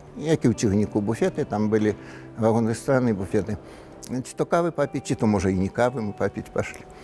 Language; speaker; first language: Belarusian; native; Belarusian